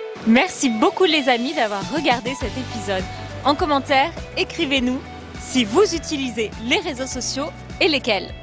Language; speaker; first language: French; native; French